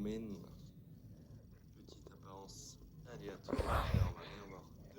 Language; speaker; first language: French; native; French